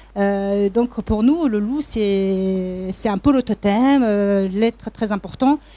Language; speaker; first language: French; non-native, fluent; Mongolian